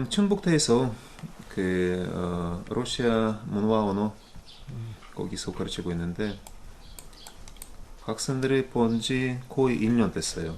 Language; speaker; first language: Korean; non-native, fluent; Russian